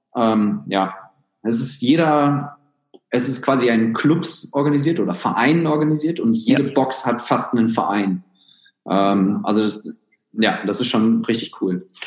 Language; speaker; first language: German; native; German